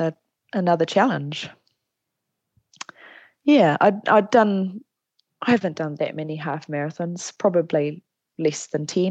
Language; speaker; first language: English; native; English